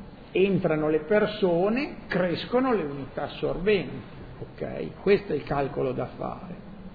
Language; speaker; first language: Italian; native; Italian